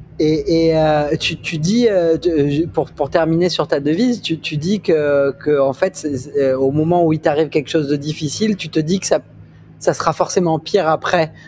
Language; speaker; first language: French; native; French